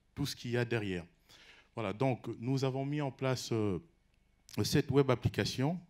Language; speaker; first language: French; non-native, local second language; Lingala